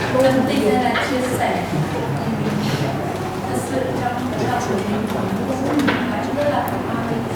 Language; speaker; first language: Vietnamese; non-native, local second language; Hmong